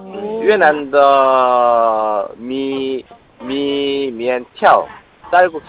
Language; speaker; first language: Chinese; non-native, learner; Korean